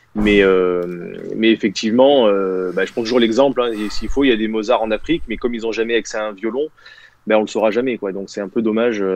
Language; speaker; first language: French; native; French